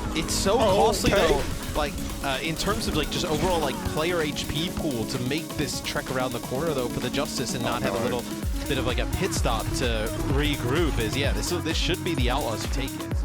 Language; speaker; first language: English; native; English